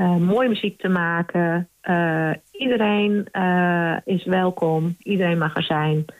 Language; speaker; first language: Dutch; non-native, local second language; Western Frisian